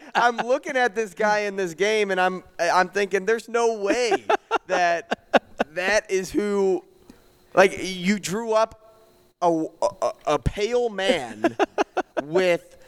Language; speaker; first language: English; native; English